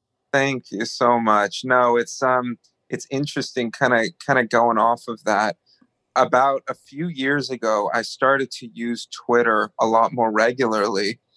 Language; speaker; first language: English; native; English